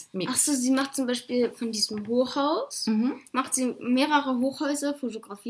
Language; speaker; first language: German; native; German